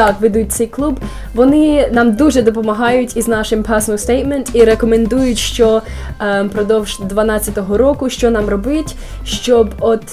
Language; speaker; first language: Ukrainian; early bilingual, heritage; Ukrainian